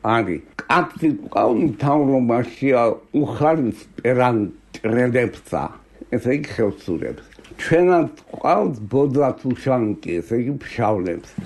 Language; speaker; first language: Georgian; native; Georgian